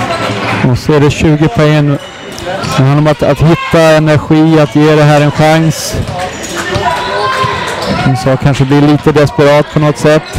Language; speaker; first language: Swedish; native; Swedish